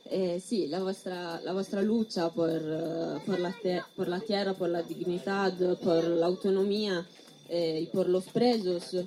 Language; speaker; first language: Spanish; non-native, learner; Italian